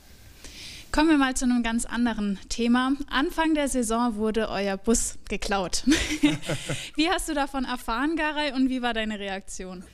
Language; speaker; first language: German; native; German